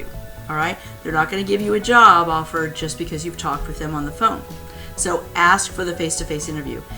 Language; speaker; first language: English; native; English